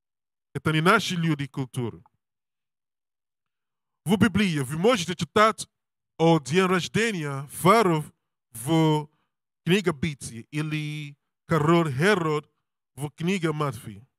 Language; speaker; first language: Russian; non-native, learner; English